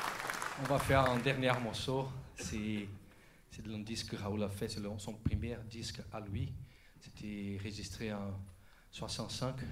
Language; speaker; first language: French; non-native, learner; Portuguese